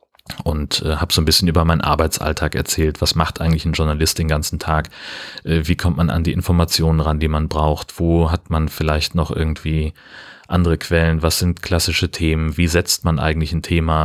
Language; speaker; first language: German; native; German